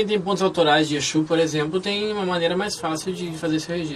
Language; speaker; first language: Portuguese; native; Portuguese